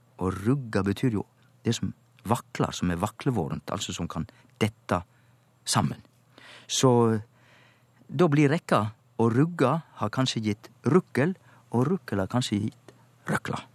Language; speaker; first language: Norwegian; native; Norwegian